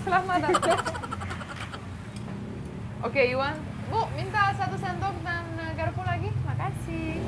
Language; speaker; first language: Indonesian; non-native, fluent; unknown